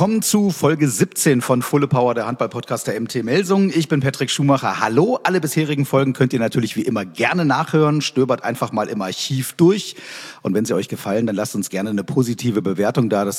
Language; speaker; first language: German; native; German